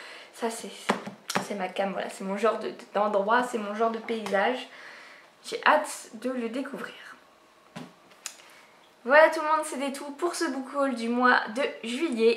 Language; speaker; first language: French; native; French